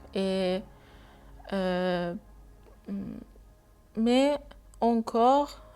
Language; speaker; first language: French; non-native, learner; Persian